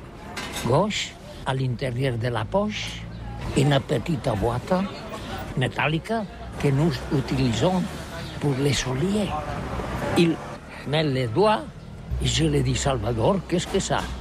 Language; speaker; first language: French; non-native, learner; Catalan